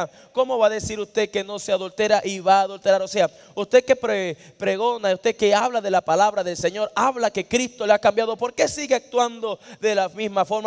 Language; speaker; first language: Spanish; native; Spanish